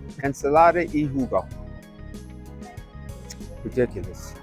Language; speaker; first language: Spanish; non-native, learner; English